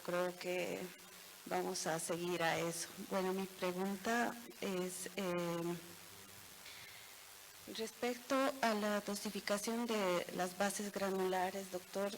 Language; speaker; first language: Spanish; native; Spanish